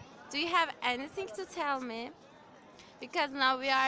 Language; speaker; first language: English; non-native, fluent; Turkish